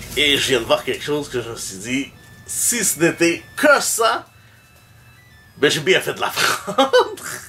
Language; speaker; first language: French; native; French